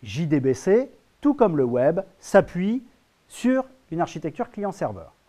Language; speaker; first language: French; native; French